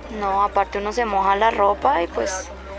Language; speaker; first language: Spanish; native; Spanish